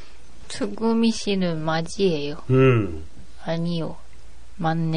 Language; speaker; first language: Korean; non-native, learner; Japanese